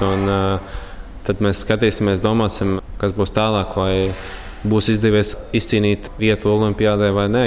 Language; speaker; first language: Latvian; native; Latvian